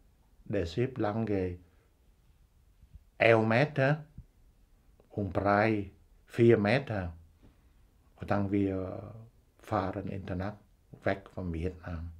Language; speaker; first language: German; non-native, learner; Vietnamese